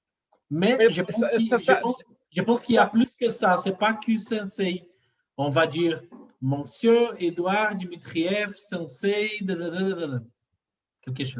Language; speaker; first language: French; non-native, fluent; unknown